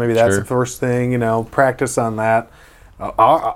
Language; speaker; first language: English; native; English